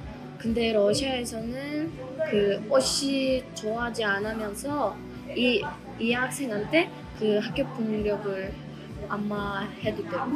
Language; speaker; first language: Korean; early bilingual, other home language; Russian